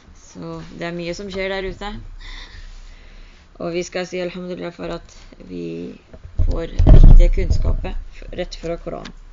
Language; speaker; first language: Norwegian; early bilingual, other home language; Urdu